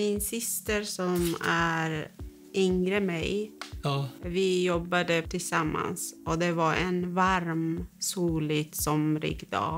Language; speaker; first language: Swedish; non-native, fluent; Persian